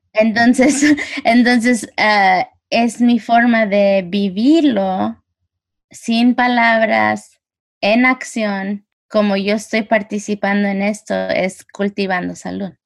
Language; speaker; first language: Spanish; early bilingual, heritage; Spanish